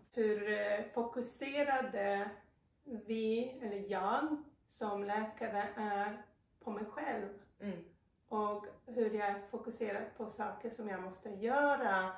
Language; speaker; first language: Swedish; non-native, fluent; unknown